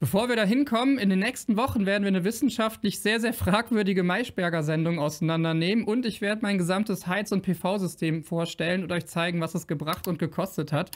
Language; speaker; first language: German; native; German